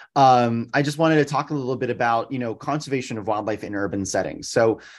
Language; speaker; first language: English; native; English